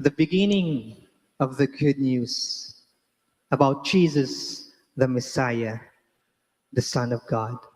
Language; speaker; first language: English; non-native, local second language; Filipino